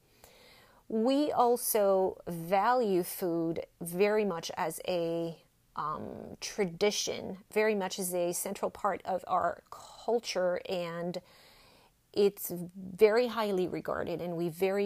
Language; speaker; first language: English; non-native, fluent; French